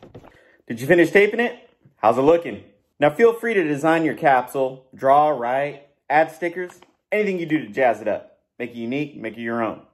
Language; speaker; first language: English; native; English